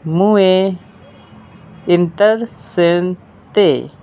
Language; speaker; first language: Spanish; non-native, fluent; Hindi